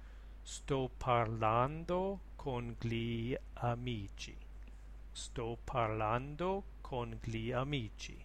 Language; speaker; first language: Italian; non-native, learner; English